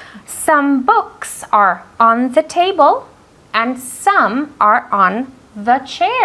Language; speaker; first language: English; non-native, fluent; Spanish